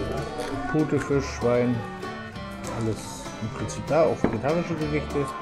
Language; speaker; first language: German; native; German